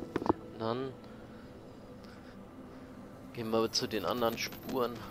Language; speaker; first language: German; native; German